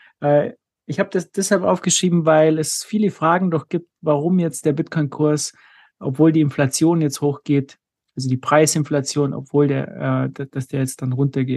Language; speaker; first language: German; native; German